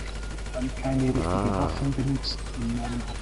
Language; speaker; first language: German; native; German